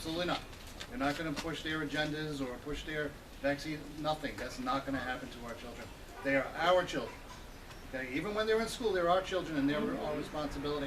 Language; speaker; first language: English; native; English